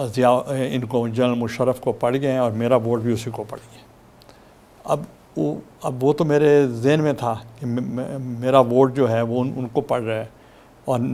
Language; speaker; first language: Urdu; non-native, local second language; Saraiki